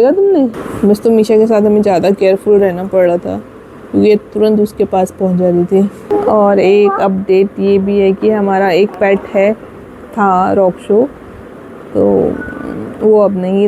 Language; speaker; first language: Hindi; native; Hindi